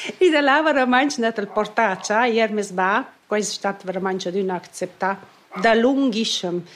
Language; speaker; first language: Italian; non-native, local second language; Romansh